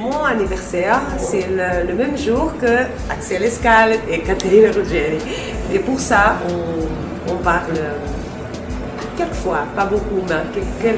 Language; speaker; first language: French; non-native, learner; Portuguese